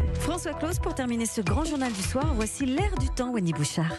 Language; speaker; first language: French; native; French